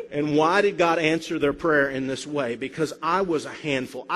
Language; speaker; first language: English; native; English